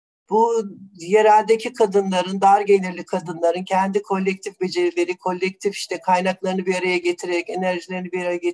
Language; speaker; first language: Turkish; native; Turkish